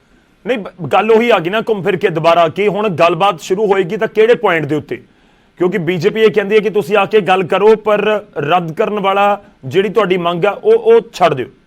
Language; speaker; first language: Punjabi; non-native, local second language; Hindi